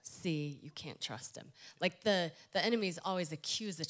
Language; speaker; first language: English; native; English